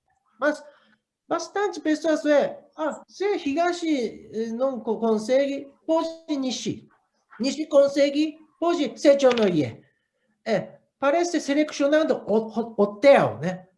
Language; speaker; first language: Portuguese; non-native, learner; Japanese